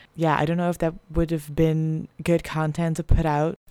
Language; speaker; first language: English; non-native, fluent; Dutch